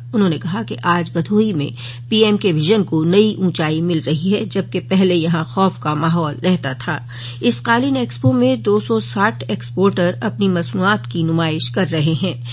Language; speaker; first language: Urdu; native; Urdu